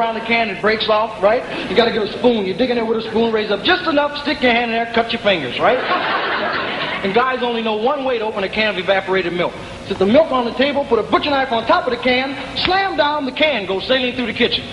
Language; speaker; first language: English; native; English